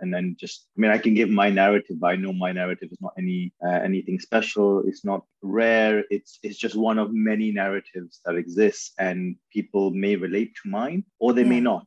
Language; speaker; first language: English; early bilingual, other home language; Urdu